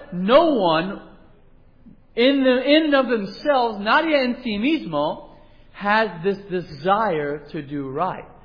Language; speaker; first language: English; native; English